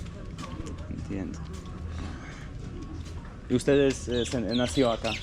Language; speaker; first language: Spanish; non-native, fluent; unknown